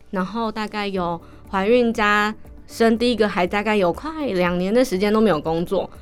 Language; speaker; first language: Chinese; native; Chinese